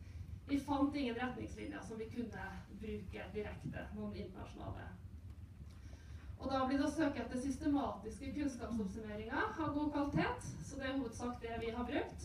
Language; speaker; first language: Norwegian; native; Norwegian